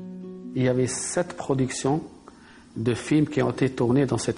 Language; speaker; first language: French; non-native, local second language; Arabic